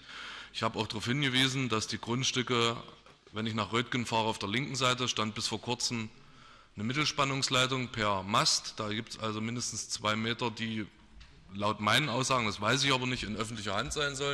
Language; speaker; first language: German; native; German